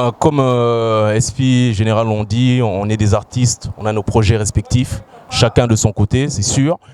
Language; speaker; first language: French; early bilingual, other home language; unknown